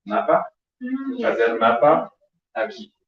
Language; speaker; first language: Portuguese; non-native, learner; French